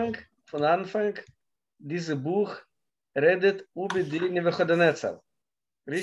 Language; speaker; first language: German; non-native, learner; Russian